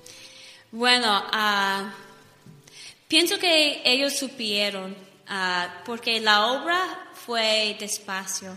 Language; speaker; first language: Spanish; non-native, fluent; English